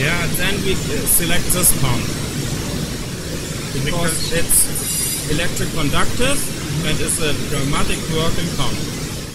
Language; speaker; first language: English; non-native, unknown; German